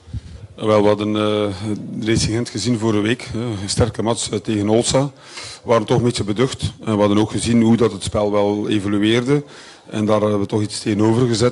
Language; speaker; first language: Dutch; native; Dutch